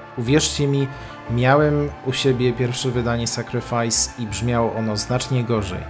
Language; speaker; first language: Polish; native; Polish